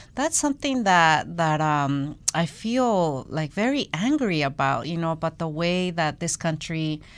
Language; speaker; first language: English; non-native, fluent; Spanish